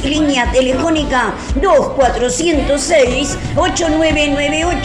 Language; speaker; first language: Spanish; native; Spanish